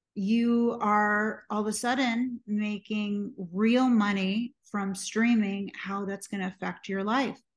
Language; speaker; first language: English; native; English